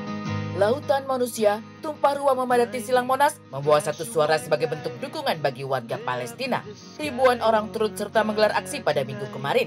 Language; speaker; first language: Indonesian; native; Indonesian